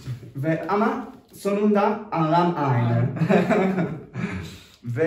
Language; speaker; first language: Turkish; non-native, learner; Italian